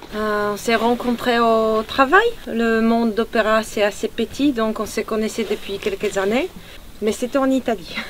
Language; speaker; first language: French; non-native, fluent; Polish